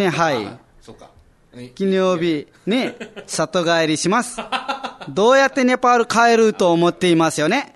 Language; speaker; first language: Japanese; non-native, fluent; Nepali